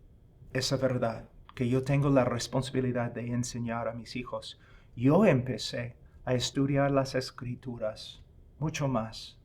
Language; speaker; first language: Spanish; non-native, fluent; English